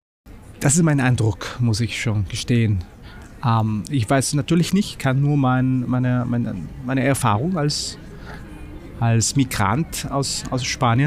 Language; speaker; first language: German; non-native, fluent; Spanish